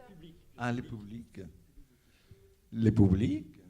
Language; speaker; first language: French; non-native, fluent; Spanish